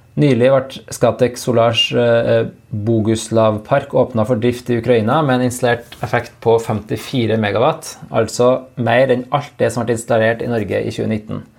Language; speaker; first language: Norwegian; native; Norwegian